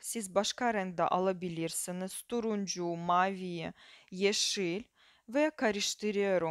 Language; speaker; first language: Turkish; non-native, fluent; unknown